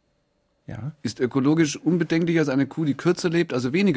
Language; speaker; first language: German; native; German